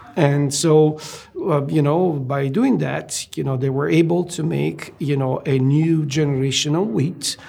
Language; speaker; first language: English; non-native, fluent; Italian